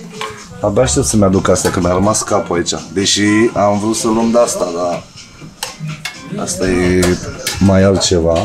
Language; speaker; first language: Romanian; native; Romanian